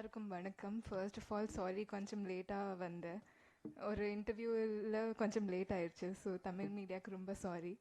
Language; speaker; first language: Tamil; non-native, learner; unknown